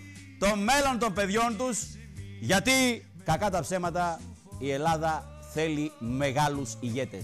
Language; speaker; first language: Greek; native; Greek